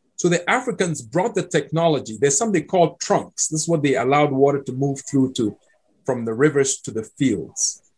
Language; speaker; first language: English; non-native, local second language; Akan